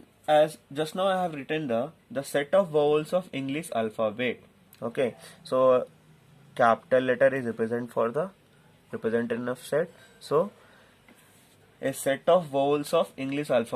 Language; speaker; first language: English; non-native, local second language; Telugu